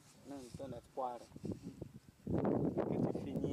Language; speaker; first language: French; non-native, learner; Korean